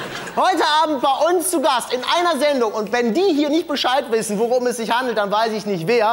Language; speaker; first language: German; native; German